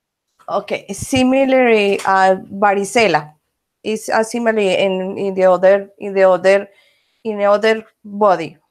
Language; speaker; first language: English; non-native, learner; Spanish